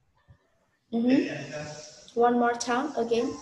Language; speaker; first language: English; non-native, learner; Vietnamese